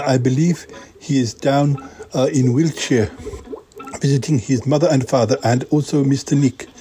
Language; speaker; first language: English; native; English